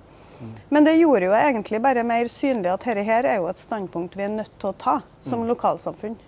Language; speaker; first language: Norwegian; native; Norwegian